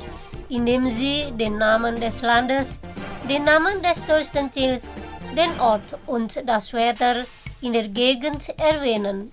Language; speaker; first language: German; non-native, fluent; Indonesian